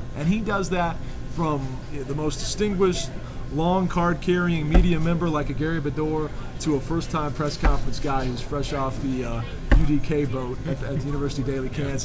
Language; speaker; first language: English; native; English